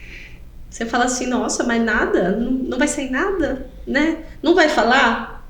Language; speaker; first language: Portuguese; native; Portuguese